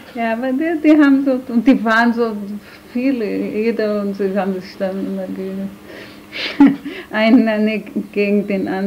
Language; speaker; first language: German; non-native, fluent; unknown